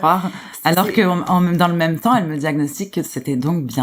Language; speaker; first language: French; native; French